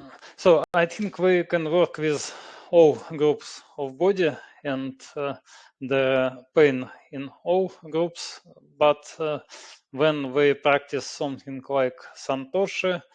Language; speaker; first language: English; non-native, learner; Russian